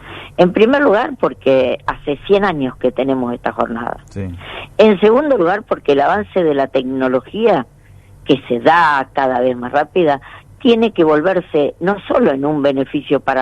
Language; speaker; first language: Spanish; native; Spanish